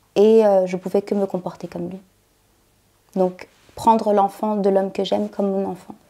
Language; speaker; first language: French; native; French